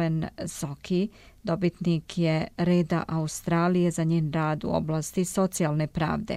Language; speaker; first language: Serbian; native; Serbian